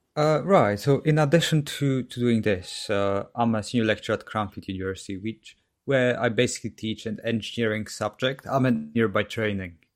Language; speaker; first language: English; non-native, fluent; Polish